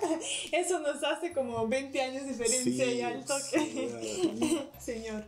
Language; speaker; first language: Spanish; non-native, learner; Russian